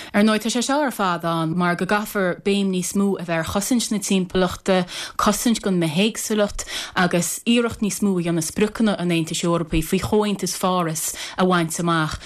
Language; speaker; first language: Irish; native; Irish